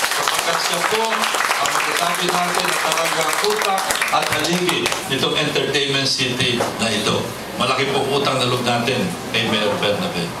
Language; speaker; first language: Filipino; native; Filipino